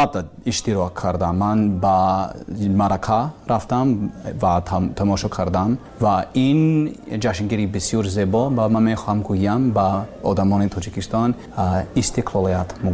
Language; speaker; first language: Persian; non-native, learner; English